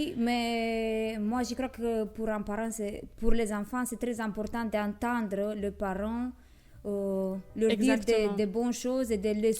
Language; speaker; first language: French; non-native, fluent; Romanian